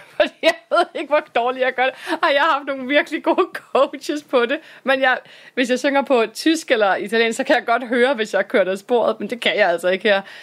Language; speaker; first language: Danish; native; Danish